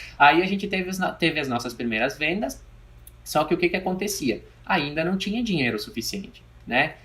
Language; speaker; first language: Portuguese; native; Portuguese